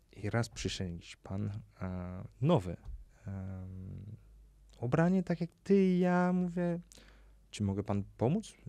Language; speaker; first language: Polish; non-native, fluent; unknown